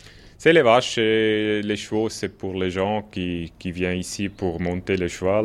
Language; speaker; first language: French; non-native, local second language; German